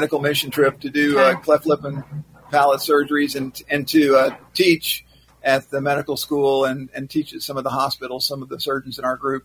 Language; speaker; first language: English; native; English